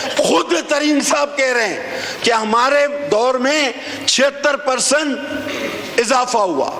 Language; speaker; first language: Urdu; non-native, local second language; Sindhi